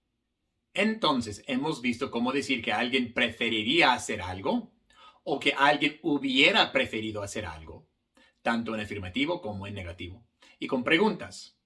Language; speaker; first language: Spanish; non-native, fluent; English